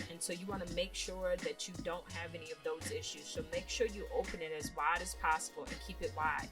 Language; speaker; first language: English; native; English